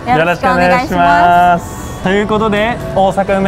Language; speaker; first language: Japanese; native; Japanese